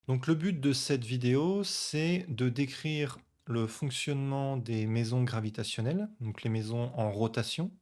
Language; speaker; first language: French; native; French